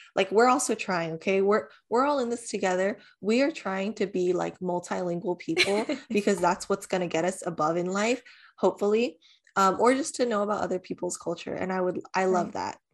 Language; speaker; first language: English; early bilingual, other home language; Vietnamese